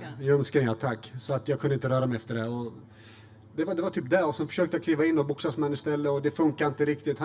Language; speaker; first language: Swedish; native; Swedish